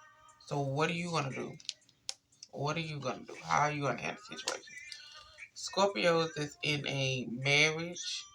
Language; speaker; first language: English; native; English